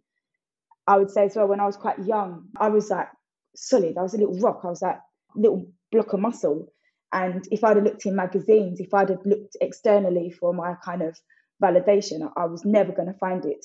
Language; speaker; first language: English; native; English